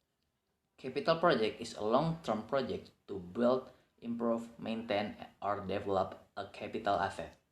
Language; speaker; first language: English; non-native, learner; Indonesian